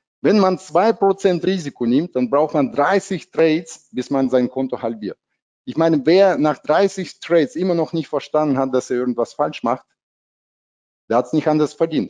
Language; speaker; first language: German; non-native, fluent; Russian